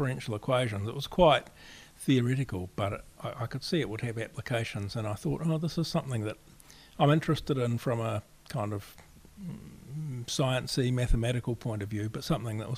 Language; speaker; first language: English; native; English